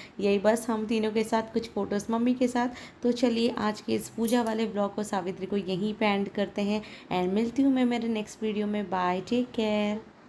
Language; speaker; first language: Hindi; non-native, local second language; Odia